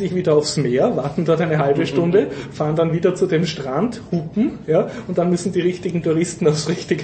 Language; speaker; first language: German; native; German